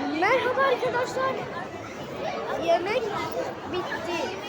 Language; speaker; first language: Turkish; early bilingual, heritage; Turkish